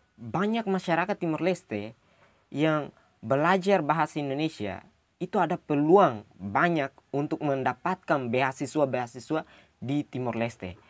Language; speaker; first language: Indonesian; non-native, local second language; Tetum